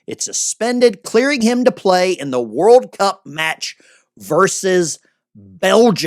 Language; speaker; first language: English; native; English